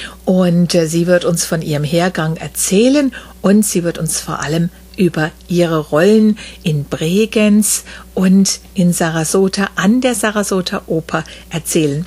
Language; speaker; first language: German; native; German